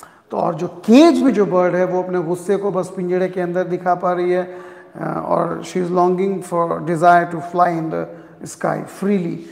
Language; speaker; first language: Hindi; native; Hindi